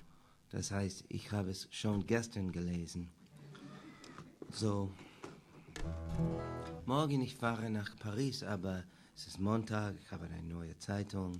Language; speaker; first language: German; non-native, learner; English